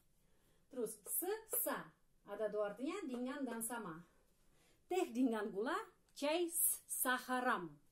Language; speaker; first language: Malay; non-native, fluent; Russian